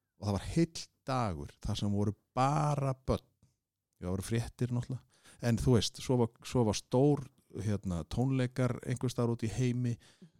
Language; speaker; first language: Icelandic; native; Icelandic